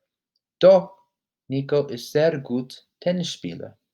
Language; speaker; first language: German; non-native, learner; English